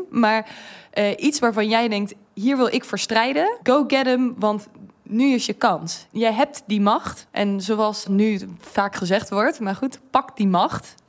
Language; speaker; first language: Dutch; early bilingual, heritage; Dutch